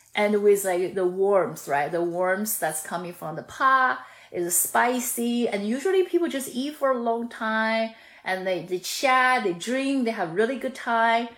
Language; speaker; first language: English; non-native, fluent; Chinese